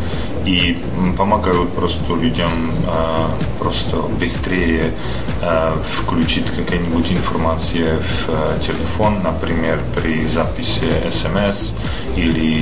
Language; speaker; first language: Russian; non-native, fluent; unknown